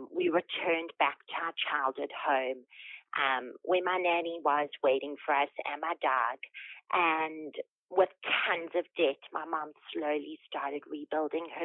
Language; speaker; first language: English; native; English